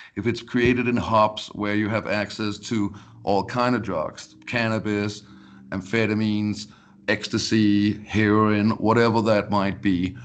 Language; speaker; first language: English; non-native, fluent; Danish